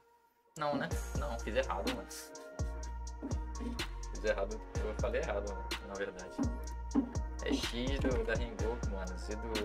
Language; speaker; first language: Portuguese; native; Portuguese